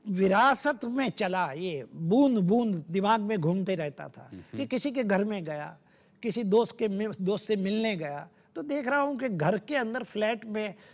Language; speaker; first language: Hindi; non-native, local second language; Gujarati